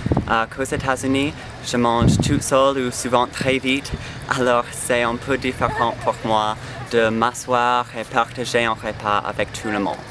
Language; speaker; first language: French; non-native, fluent; English